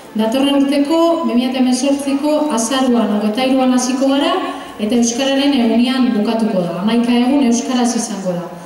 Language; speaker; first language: Basque; native; Basque